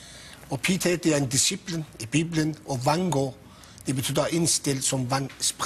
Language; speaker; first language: Danish; non-native, fluent; Persian